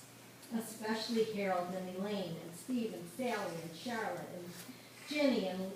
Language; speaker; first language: English; native; English